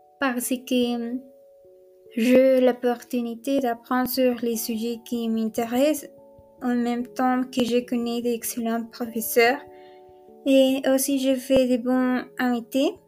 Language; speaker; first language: French; non-native, learner; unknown